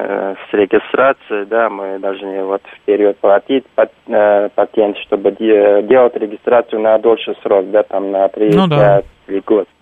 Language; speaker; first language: Russian; non-native, fluent; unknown